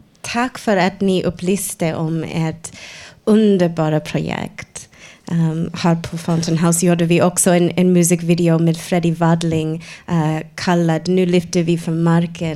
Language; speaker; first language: Swedish; non-native, fluent; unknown